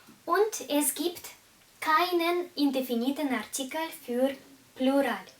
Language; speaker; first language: German; non-native, fluent; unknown